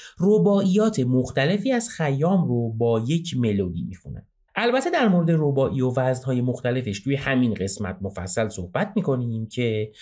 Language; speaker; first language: Persian; native; Persian